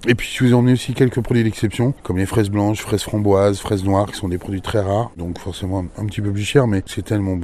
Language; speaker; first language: French; native; French